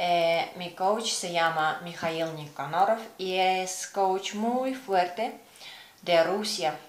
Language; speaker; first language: Spanish; non-native, learner; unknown